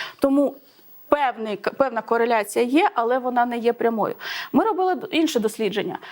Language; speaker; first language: Ukrainian; non-native, local second language; Russian